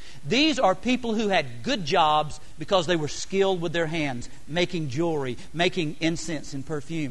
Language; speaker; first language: English; native; English